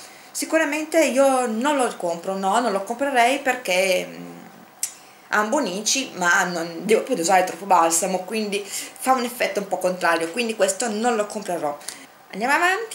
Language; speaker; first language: Italian; native; Italian